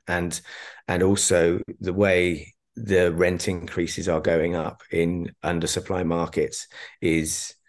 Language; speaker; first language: English; native; English